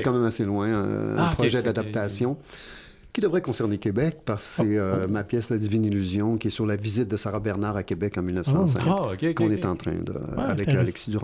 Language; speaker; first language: French; native; French